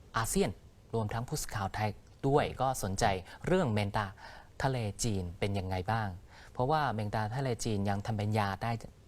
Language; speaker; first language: Thai; non-native, fluent; Chinese